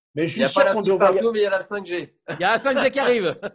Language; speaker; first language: French; native; French